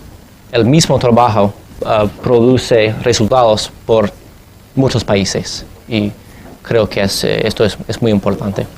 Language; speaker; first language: Spanish; non-native, fluent; English